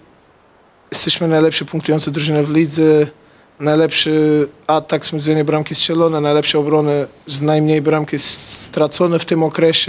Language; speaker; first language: Polish; non-native, fluent; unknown